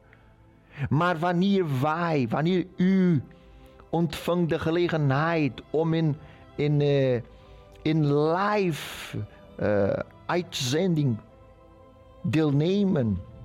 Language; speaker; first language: Dutch; non-native, fluent; Portuguese